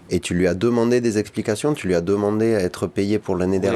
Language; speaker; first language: French; native; French